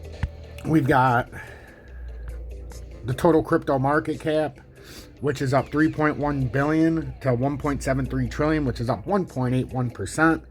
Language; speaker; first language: English; native; English